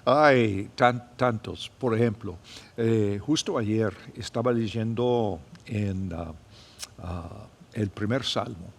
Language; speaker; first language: Spanish; non-native, fluent; English